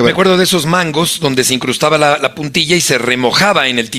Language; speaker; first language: Spanish; native; Spanish